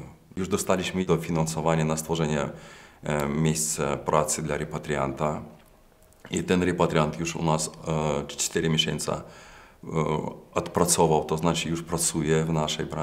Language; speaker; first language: Polish; non-native, fluent; Russian